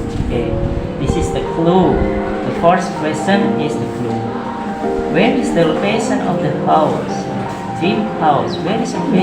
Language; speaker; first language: English; non-native, learner; Indonesian